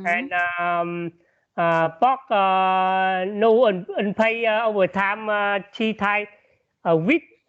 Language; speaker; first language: English; non-native, learner; Vietnamese